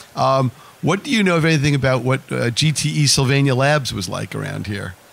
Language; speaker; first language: English; native; English